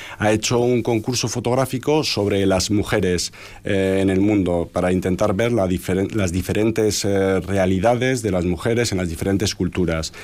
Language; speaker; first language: Spanish; early bilingual, heritage; Spanish